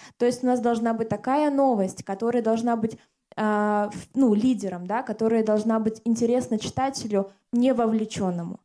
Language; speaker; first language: Russian; native; Russian